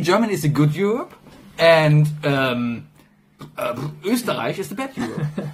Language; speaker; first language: English; non-native, fluent; German